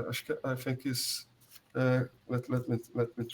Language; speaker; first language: English; non-native, learner; Portuguese